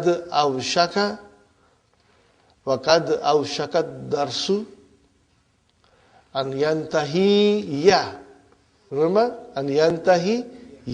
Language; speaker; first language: Arabic; non-native, fluent; English